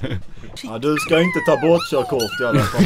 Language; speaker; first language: Swedish; native; Swedish